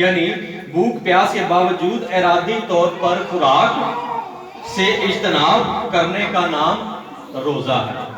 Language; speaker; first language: Urdu; native; Urdu